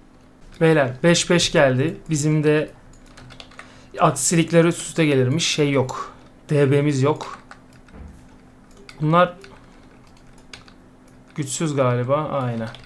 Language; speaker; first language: Turkish; native; Turkish